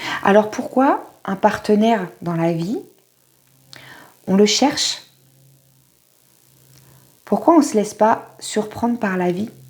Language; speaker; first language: French; native; French